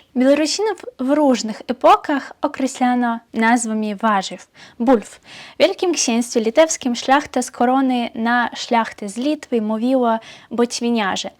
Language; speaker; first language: Polish; non-native, fluent; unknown